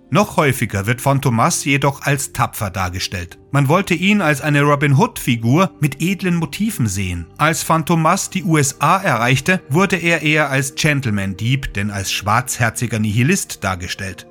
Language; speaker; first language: German; native; German